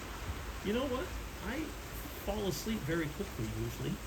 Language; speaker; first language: English; native; English